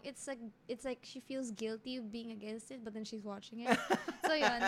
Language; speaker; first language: English; non-native, local second language; Filipino